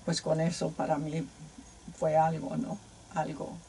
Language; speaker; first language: Spanish; native; Spanish